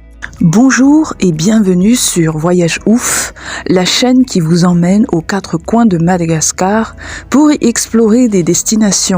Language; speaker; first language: French; non-native, local second language; Malagasy